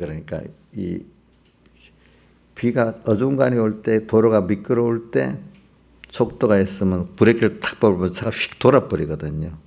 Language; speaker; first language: Korean; native; Korean